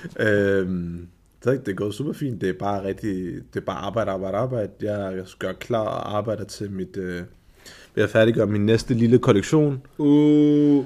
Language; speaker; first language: Danish; early bilingual, other home language; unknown